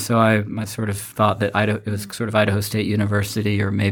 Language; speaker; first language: English; native; English